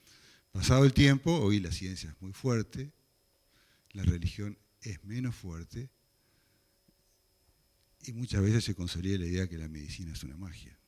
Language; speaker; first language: Spanish; native; Spanish